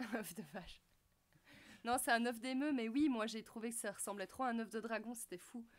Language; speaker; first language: French; native; French